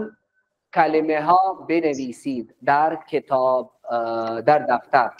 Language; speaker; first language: Persian; non-native, fluent; Urdu